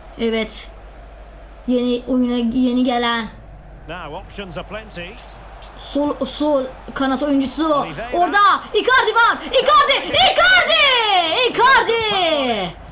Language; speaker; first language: Turkish; non-native, learner; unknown